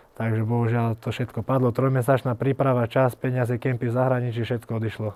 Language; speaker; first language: Slovak; early bilingual, heritage; Slovak